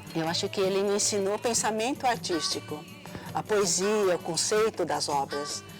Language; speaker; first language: Portuguese; early bilingual, other home language; Cantonese